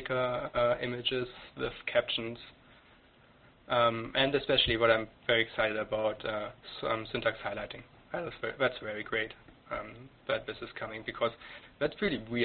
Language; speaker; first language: English; non-native, fluent; German